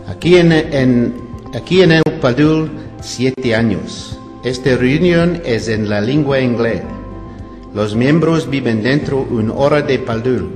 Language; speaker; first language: Spanish; non-native, learner; English